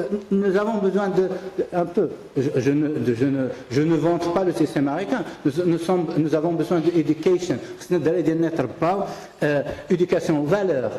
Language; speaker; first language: French; non-native, local second language; Arabic